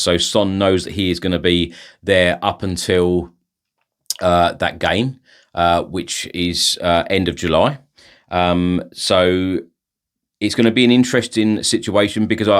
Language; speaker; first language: English; native; English